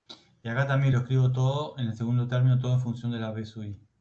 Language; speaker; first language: Spanish; native; Spanish